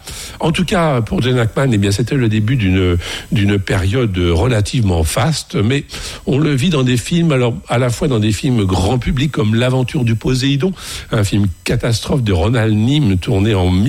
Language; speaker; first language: French; native; French